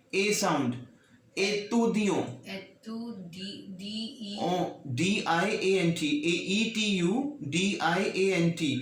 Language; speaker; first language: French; non-native, learner; Hindi